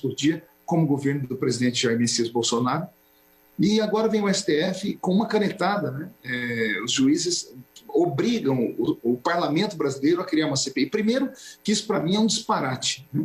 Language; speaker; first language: Portuguese; native; Portuguese